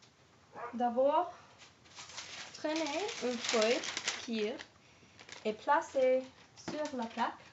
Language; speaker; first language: French; non-native, learner; English